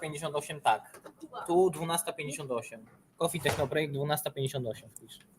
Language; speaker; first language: Polish; native; Polish